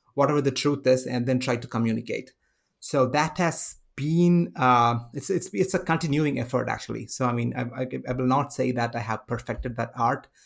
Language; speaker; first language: English; non-native, local second language; Malayalam